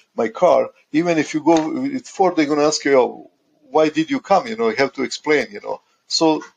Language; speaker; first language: English; non-native, fluent; Croatian